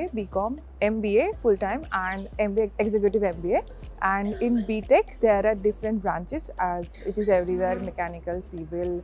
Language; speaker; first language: English; non-native, local second language; Bangla